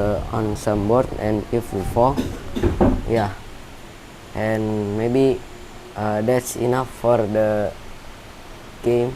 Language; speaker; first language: English; non-native, learner; Indonesian